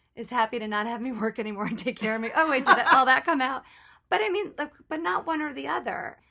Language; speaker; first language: English; native; English